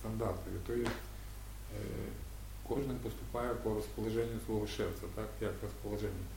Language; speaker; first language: Polish; non-native, learner; Ukrainian